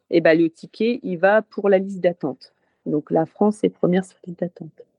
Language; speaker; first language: French; native; French